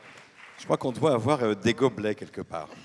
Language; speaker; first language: French; native; French